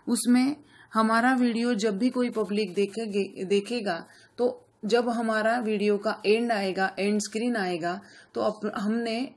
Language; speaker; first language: Hindi; non-native, local second language; Marathi